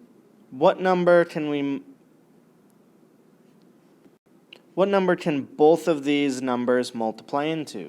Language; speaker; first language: English; native; English